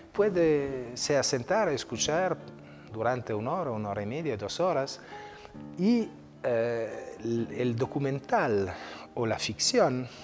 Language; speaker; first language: Spanish; non-native, fluent; Italian